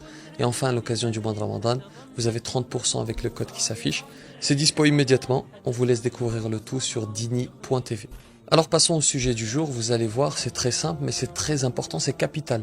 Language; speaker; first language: French; native; French